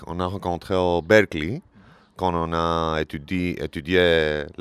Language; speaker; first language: French; non-native, learner; Greek